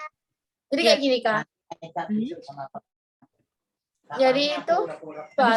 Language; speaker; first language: Indonesian; native; Indonesian